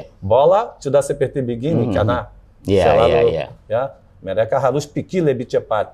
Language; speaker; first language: Indonesian; non-native, fluent; Portuguese